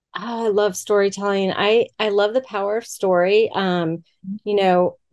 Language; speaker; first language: English; native; English